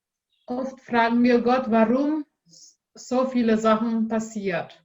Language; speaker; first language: German; non-native, learner; Indonesian